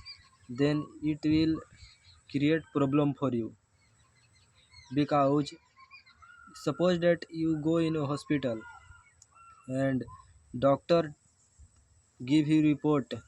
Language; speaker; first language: English; non-native, learner; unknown